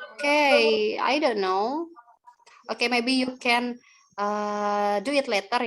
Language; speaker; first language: English; non-native, learner; Indonesian